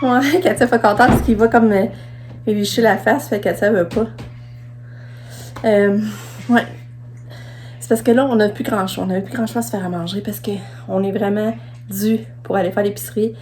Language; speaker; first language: French; native; French